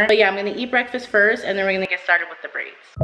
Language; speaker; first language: English; native; English